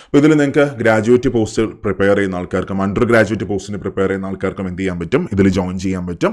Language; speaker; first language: Malayalam; native; Malayalam